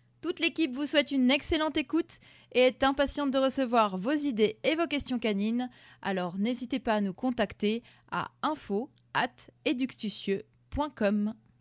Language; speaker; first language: French; native; French